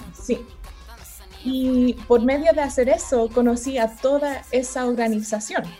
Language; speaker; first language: Spanish; early bilingual, heritage; Spanish